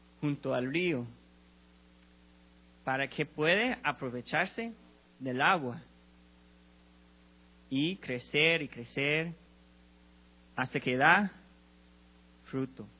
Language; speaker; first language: Spanish; non-native, learner; English